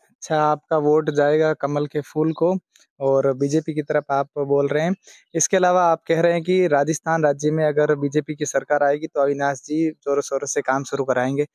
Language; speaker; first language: Hindi; native; Hindi